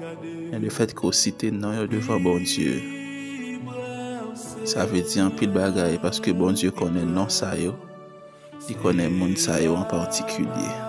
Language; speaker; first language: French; non-native, learner; Haitian Creole